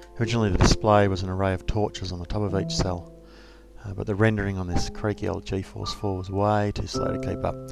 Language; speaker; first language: English; native; English